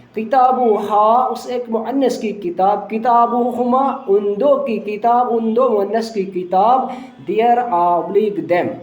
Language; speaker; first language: Urdu; non-native, local second language; Punjabi